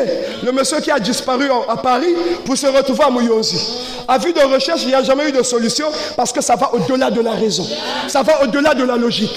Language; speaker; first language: French; non-native, local second language; Lingala